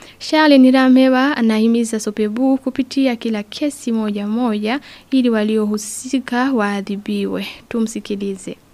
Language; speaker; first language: Swahili; non-native, local second language; Rundi